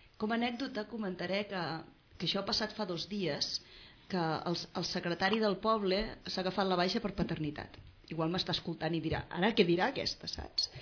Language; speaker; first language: Catalan; native; Catalan